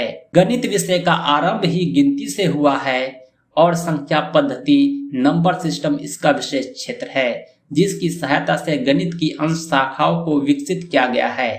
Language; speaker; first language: Hindi; native; Hindi